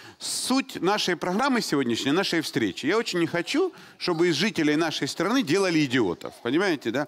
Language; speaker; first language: Russian; native; Russian